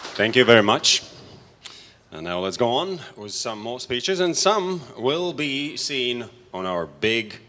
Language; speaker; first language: English; non-native, fluent; Latvian